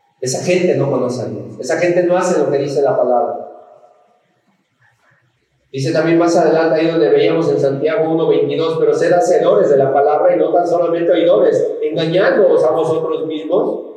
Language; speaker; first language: Spanish; native; Spanish